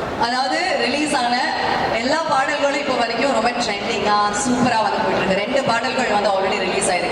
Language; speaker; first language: Tamil; native; Tamil